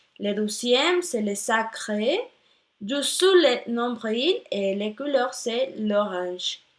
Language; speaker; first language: French; non-native, learner; Spanish